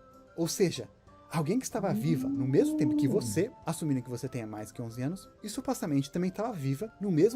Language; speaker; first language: Portuguese; native; Portuguese